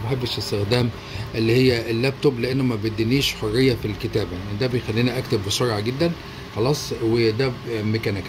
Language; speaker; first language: Arabic; native; Arabic